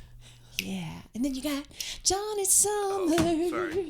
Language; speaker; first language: English; native; English